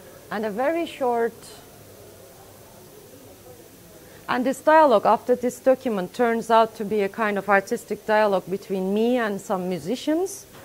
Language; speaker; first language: English; non-native, fluent; Turkish